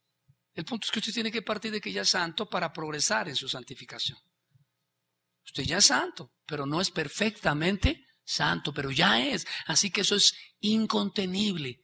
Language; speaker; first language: Spanish; native; Spanish